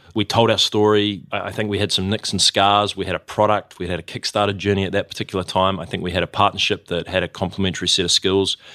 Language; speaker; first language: English; native; English